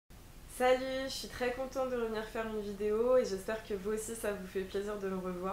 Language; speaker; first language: French; native; French